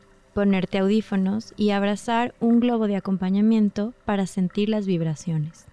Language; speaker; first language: Spanish; native; Spanish